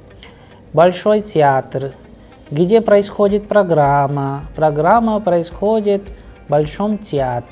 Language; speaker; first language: Russian; non-native, fluent; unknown